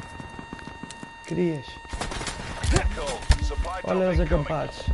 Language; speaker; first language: Portuguese; native; Portuguese